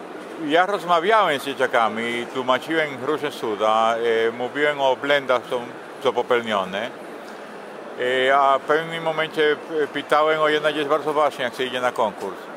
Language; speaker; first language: Polish; non-native, fluent; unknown